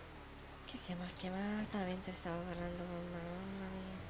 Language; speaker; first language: Italian; native; Italian